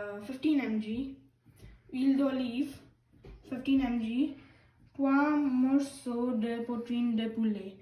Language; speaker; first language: French; non-native, learner; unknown